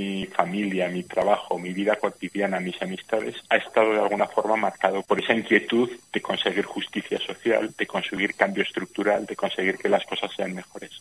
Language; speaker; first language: Spanish; native; Spanish